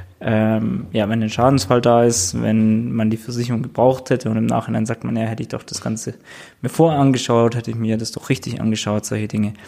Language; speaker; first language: German; native; German